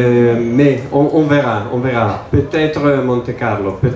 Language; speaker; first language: French; non-native, learner; Italian